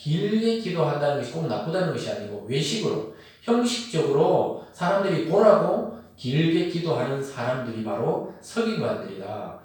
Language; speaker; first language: Korean; native; Korean